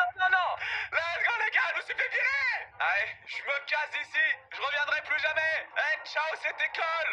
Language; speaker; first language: French; native; French